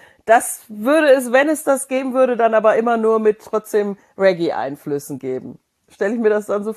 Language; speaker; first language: German; native; German